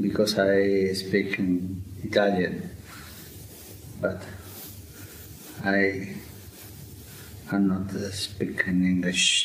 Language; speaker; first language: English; non-native, learner; Italian